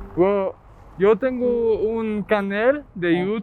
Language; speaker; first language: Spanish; non-native, learner; English